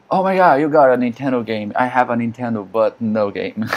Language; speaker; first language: English; non-native, learner; Portuguese